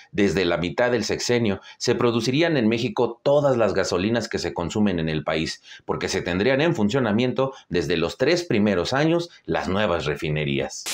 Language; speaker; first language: Spanish; native; Spanish